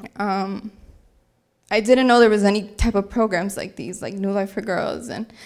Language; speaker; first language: English; native; English